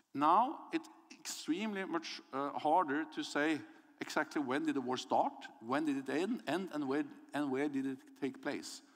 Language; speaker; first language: English; non-native, fluent; Norwegian